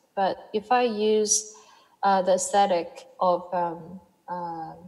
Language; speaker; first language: English; non-native, fluent; Chinese